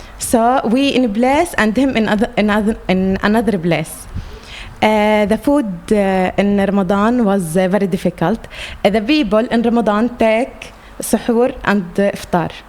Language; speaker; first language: English; non-native, learner; Arabic